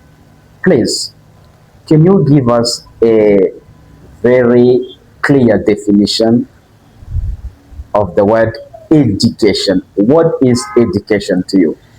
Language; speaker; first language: English; non-native, fluent; French